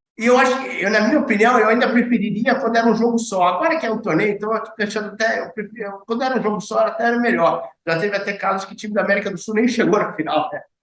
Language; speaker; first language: Portuguese; native; Portuguese